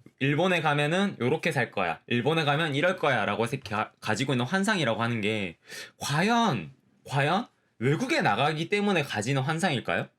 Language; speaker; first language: Korean; native; Korean